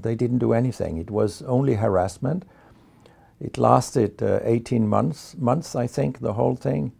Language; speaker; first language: English; non-native, fluent; Danish